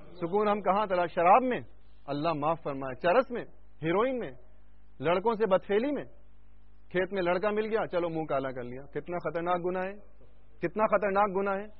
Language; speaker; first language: Urdu; native; Urdu